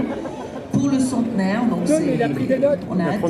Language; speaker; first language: French; native; French